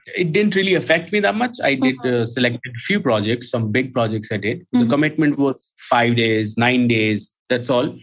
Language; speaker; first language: English; non-native, local second language; Hindi